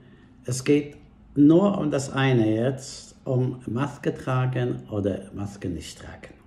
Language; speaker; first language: German; non-native, fluent; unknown